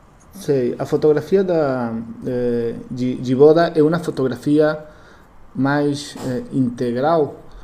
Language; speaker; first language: Portuguese; non-native, learner; Spanish